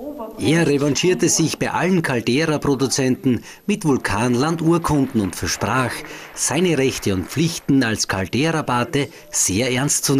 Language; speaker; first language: German; native; German